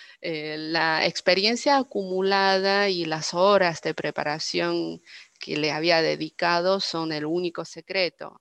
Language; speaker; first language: Spanish; non-native, fluent; Chinese